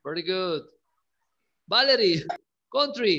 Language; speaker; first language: English; non-native, learner; Spanish